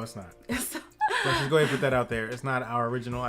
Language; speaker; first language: English; native; English